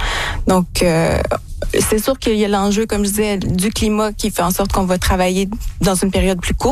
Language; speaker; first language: French; native; French